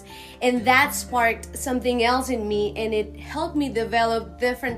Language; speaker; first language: English; non-native, fluent; Spanish